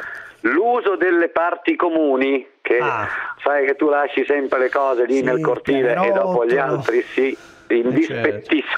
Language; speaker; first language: Italian; native; Italian